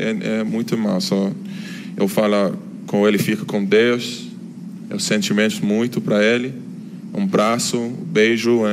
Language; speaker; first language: Portuguese; non-native, learner; Turkish